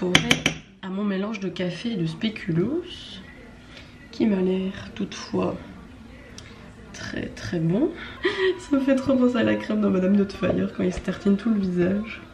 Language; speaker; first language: French; native; French